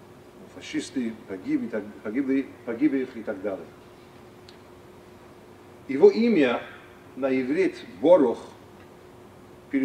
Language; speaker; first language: Russian; non-native, fluent; English